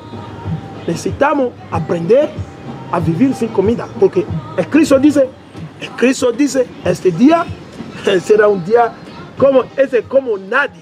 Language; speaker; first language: Spanish; non-native, learner; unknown